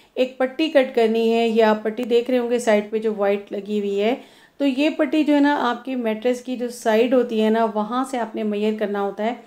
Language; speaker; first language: Urdu; non-native, local second language; Punjabi